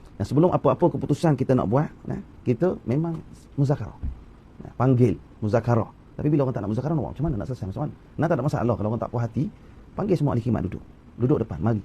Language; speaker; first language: Malay; native; Malay